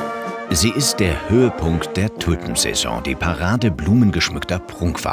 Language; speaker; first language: German; native; German